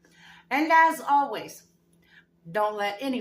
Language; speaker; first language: English; native; English